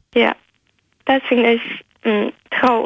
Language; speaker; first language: German; non-native, fluent; Chinese